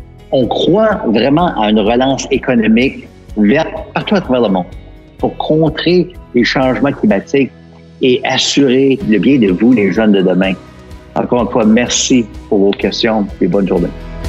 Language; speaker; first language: French; native; French